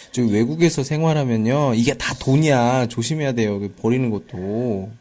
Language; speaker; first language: Korean; native; Korean